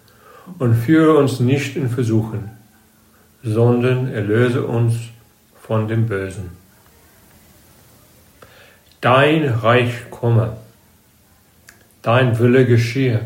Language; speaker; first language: German; non-native, fluent; English